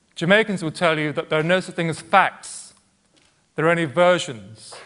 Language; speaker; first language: English; native; English